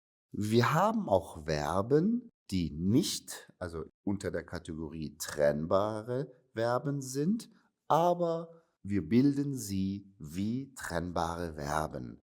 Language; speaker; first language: German; non-native, fluent; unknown